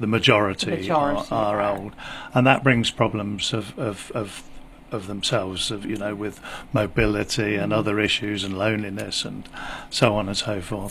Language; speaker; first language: English; native; English